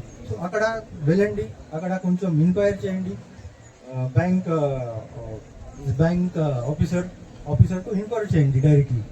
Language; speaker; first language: Telugu; non-native, learner; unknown